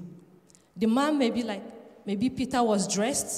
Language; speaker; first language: English; non-native, local second language; Igbo